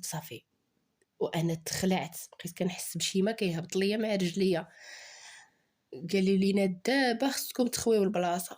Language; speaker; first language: Arabic; native; Arabic